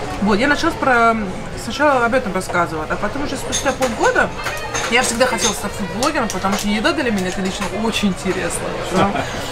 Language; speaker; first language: Russian; non-native, fluent; Persian